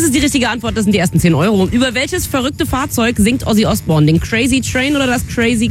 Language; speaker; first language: German; native; German